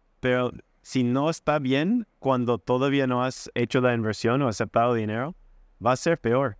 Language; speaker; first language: Spanish; non-native, fluent; English